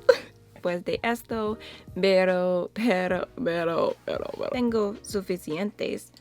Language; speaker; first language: Spanish; non-native, learner; English